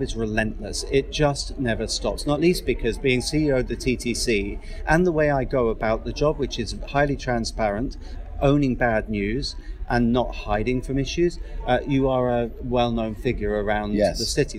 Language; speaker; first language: English; native; English